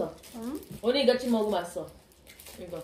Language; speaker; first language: Korean; non-native, learner; Filipino